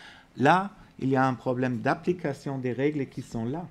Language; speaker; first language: French; non-native, fluent; German